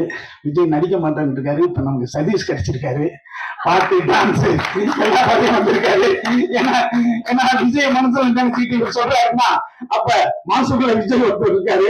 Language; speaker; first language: Tamil; native; Tamil